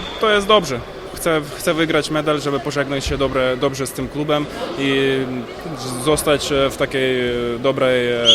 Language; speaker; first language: Polish; non-native, learner; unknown